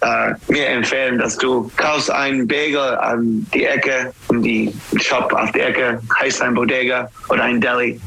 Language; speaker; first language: German; non-native, learner; English